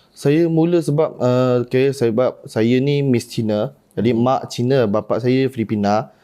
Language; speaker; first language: Malay; non-native, local second language; Chinese